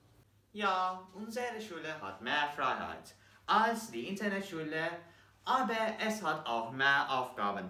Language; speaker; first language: German; non-native, learner; Turkish